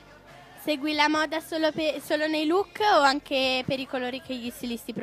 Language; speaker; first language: Italian; native; Italian